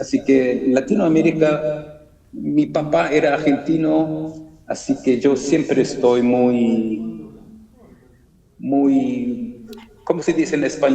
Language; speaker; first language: Spanish; early bilingual, heritage; German